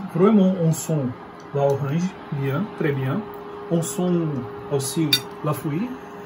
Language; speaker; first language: French; non-native, learner; Portuguese